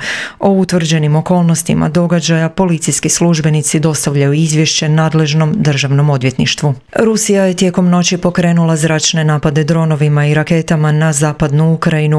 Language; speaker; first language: Croatian; native; Croatian